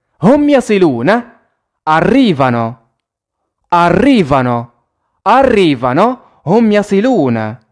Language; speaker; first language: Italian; non-native, fluent; Arabic